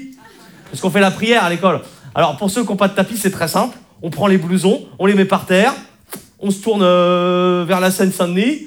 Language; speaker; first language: French; native; French